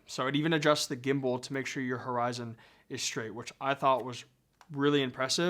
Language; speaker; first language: English; native; English